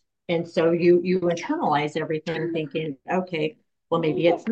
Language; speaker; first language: English; native; English